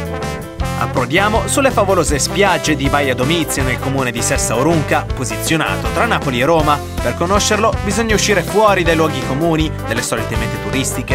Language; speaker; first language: Italian; native; Italian